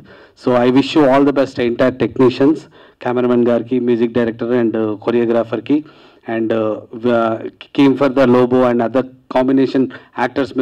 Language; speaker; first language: Telugu; native; Telugu